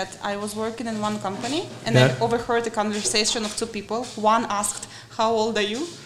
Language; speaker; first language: English; non-native, fluent; Russian